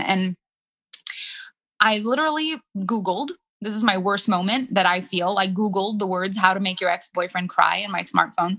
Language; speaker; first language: English; non-native, fluent; French